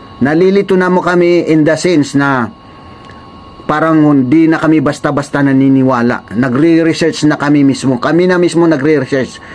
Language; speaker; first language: Filipino; non-native, local second language; Waray